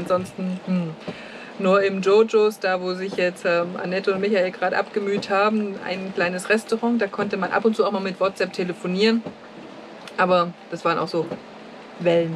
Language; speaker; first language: German; native; German